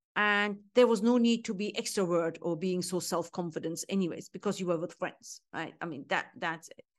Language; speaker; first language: English; non-native, fluent; Turkish